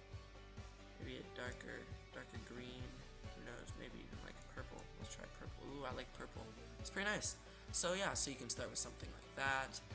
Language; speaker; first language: English; native; English